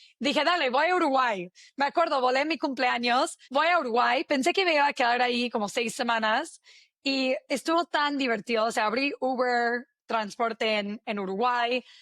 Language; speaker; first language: Spanish; non-native, fluent; English